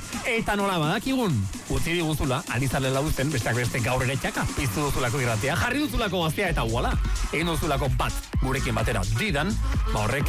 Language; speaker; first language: Basque; native; Basque